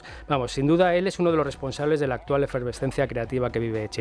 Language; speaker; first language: Spanish; native; Spanish